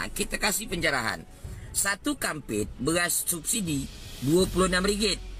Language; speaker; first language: Malay; native; Malay